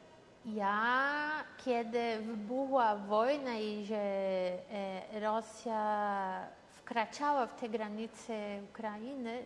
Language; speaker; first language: Polish; early bilingual, heritage; Portuguese